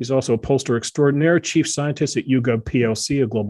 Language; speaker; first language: English; native; English